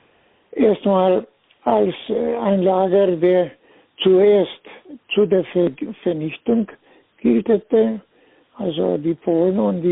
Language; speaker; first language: German; non-native, fluent; Slovenian